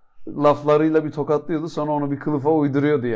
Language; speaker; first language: Turkish; native; Turkish